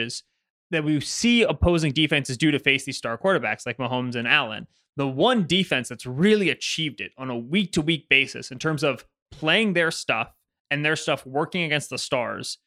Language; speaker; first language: English; native; English